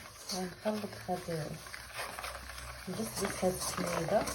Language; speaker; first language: Arabic; native; Arabic